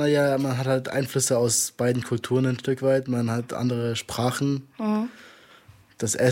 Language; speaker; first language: German; native; German